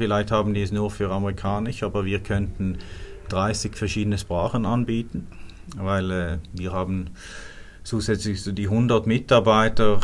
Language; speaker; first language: German; non-native, fluent; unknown